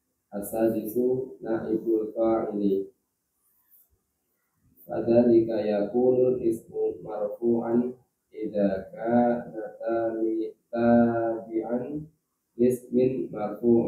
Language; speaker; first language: Arabic; non-native, learner; Indonesian